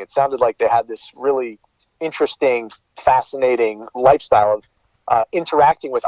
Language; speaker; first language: English; native; English